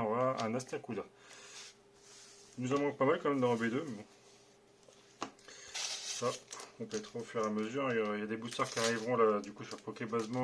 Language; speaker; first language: French; native; French